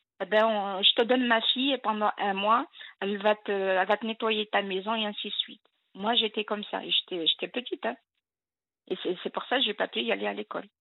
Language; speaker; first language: French; non-native, local second language; Arabic